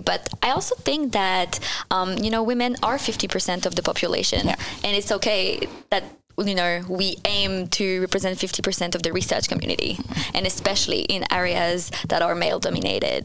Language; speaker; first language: English; non-native, fluent; French